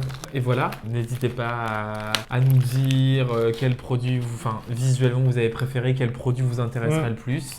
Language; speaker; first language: French; native; French